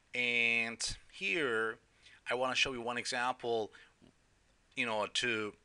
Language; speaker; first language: English; non-native, fluent; Turkish